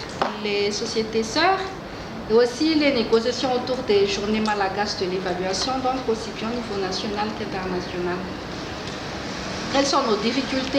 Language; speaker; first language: French; non-native, local second language; Malagasy